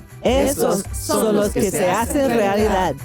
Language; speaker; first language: Spanish; non-native, fluent; English